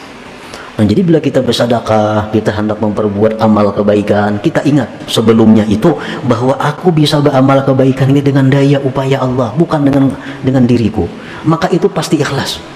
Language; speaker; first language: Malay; non-native, local second language; Banjar